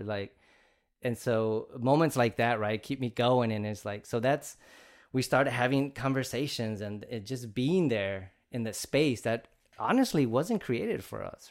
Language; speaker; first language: English; early bilingual, other home language; Spanish